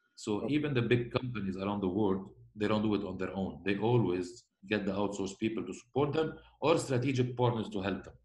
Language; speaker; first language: English; non-native, fluent; Arabic